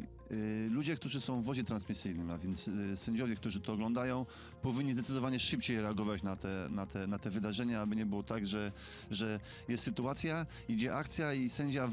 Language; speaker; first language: Polish; native; Polish